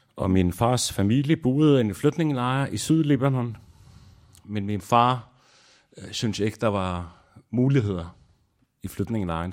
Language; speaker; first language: Danish; non-native, fluent; Arabic